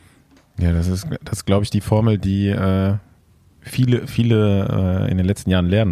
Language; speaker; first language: German; native; German